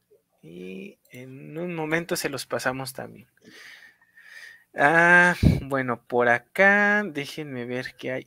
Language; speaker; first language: Spanish; native; Spanish